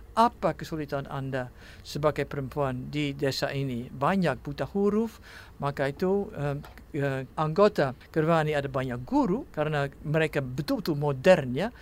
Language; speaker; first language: Indonesian; non-native, fluent; Dutch